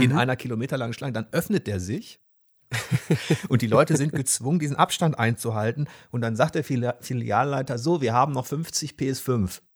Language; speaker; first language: German; native; German